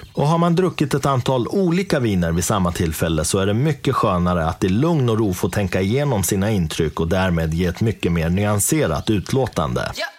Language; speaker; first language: Swedish; native; Swedish